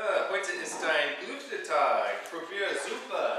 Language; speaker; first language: German; non-native, learner; English